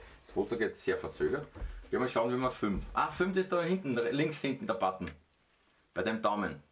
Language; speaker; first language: German; native; German